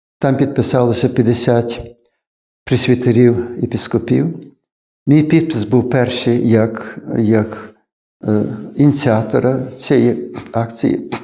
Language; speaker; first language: Ukrainian; native; Ukrainian